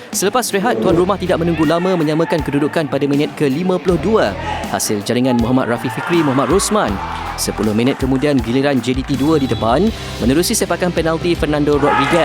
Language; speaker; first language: Malay; native; Malay